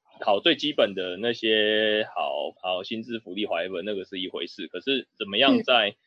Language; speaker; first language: Chinese; native; Chinese